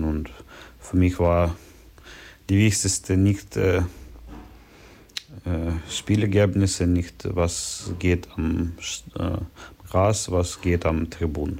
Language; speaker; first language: German; non-native, learner; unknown